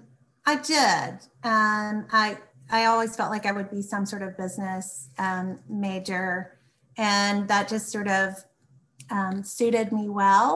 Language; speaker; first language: English; native; English